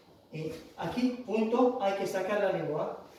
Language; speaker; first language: Spanish; non-native, fluent; Arabic